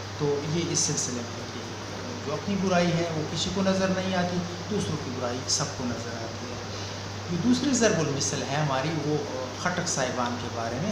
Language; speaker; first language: Urdu; non-native, local second language; Pashto